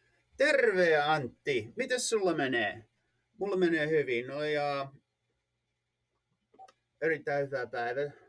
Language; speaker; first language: Finnish; non-native, fluent; English